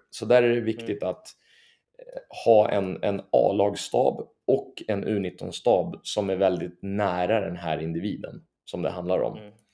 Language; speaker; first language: Swedish; native; Swedish